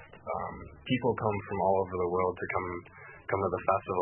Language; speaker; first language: English; native; English